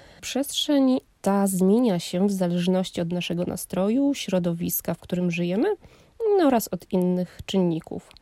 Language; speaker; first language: Polish; native; Polish